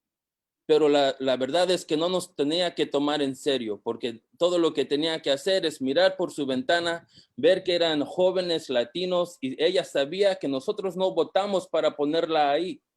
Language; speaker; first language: Spanish; early bilingual, heritage; Spanish